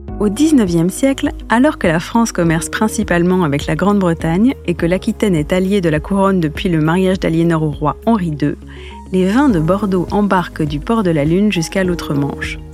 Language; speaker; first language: French; native; French